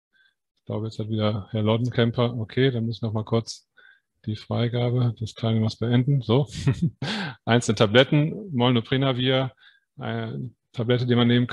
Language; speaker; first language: German; native; German